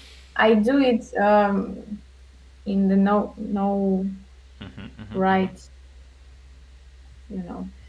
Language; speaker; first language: English; non-native, learner; Russian